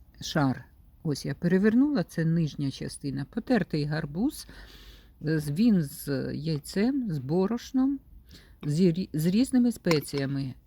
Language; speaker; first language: Ukrainian; native; Ukrainian